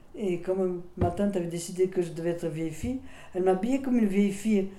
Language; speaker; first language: French; non-native, local second language; Swiss German